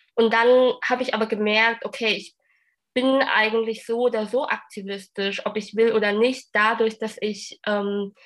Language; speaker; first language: German; early bilingual, other home language; Vietnamese